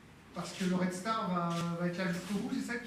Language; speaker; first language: French; native; French